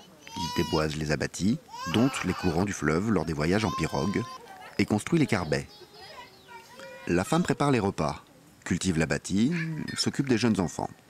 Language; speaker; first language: French; native; French